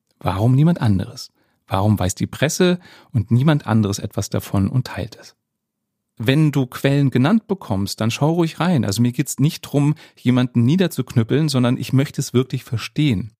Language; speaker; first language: German; native; German